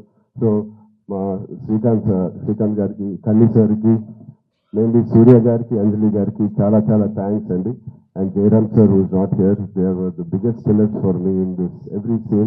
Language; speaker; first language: Telugu; native; Telugu